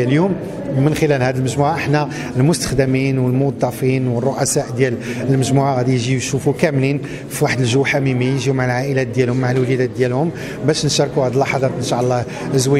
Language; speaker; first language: Arabic; native; Arabic